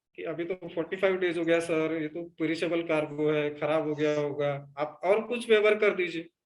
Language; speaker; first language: Hindi; non-native, local second language; Marathi